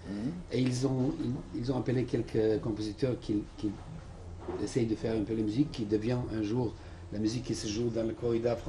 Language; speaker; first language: French; non-native, fluent; Serbian